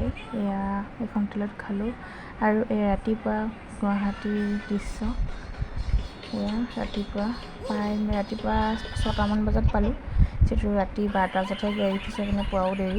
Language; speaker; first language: Assamese; native; Assamese